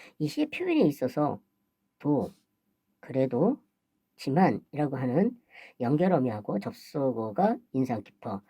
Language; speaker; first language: Korean; native; Korean